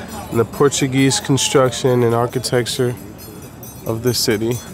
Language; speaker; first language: English; native; English